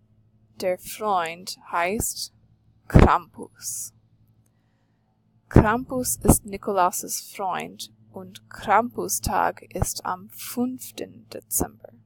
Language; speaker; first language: German; non-native, fluent; English